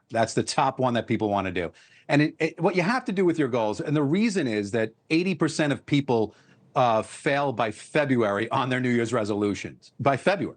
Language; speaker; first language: English; native; English